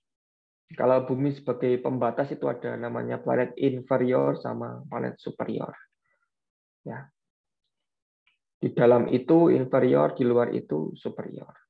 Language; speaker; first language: Indonesian; native; Indonesian